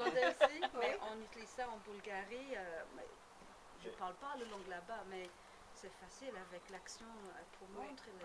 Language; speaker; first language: French; non-native, learner; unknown